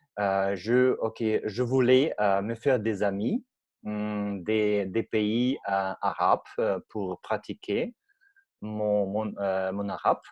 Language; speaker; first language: French; non-native, learner; Russian